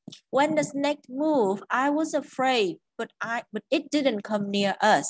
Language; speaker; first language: English; non-native, fluent; Vietnamese